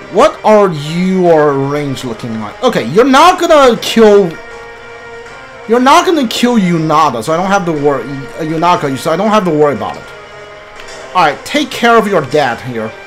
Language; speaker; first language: English; native; English